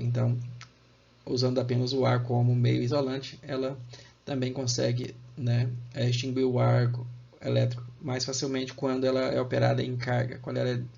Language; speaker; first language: Portuguese; native; Portuguese